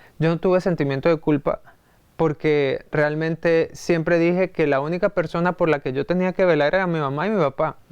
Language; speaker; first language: Spanish; native; Spanish